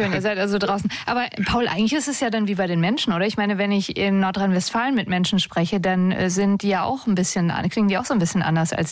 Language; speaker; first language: German; native; German